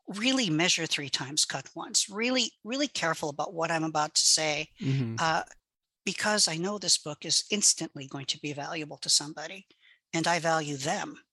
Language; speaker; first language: English; early bilingual, other home language; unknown